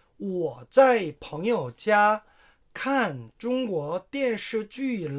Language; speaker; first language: Chinese; non-native, fluent; Korean